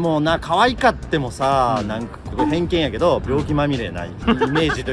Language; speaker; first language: Japanese; native; Japanese